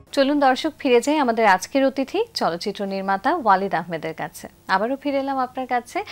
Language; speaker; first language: Bangla; native; Bangla